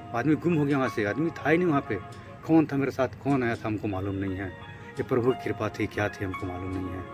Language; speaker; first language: Hindi; native; Hindi